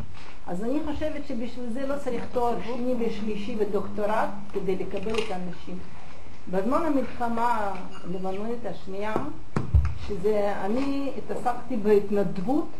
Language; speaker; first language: Hebrew; non-native, fluent; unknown